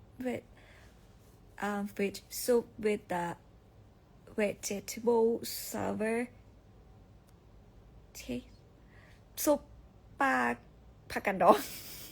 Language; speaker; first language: English; non-native, learner; Thai